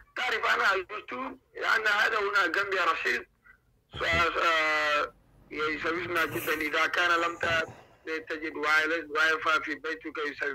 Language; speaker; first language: Arabic; non-native, learner; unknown